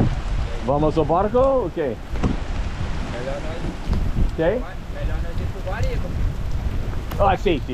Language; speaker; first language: Portuguese; non-native, learner; English